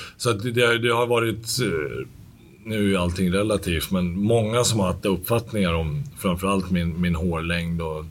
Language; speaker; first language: Swedish; native; Swedish